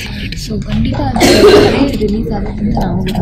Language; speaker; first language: Kannada; non-native, local second language; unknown